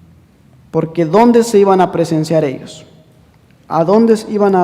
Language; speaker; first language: Spanish; native; Spanish